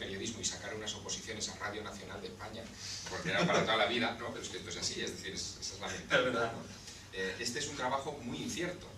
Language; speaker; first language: Spanish; native; Spanish